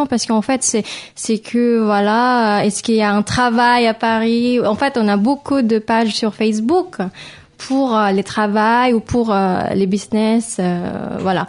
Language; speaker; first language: French; non-native, fluent; Filipino